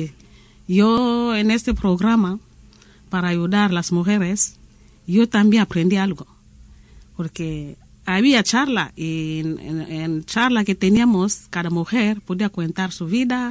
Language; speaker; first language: Spanish; non-native, learner; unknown